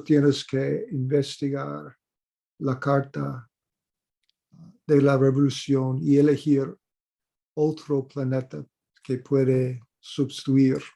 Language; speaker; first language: Spanish; non-native, fluent; English